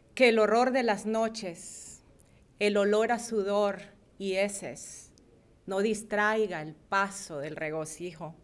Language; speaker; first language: Spanish; native; Spanish